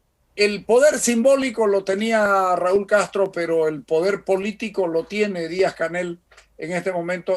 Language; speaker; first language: Spanish; native; Spanish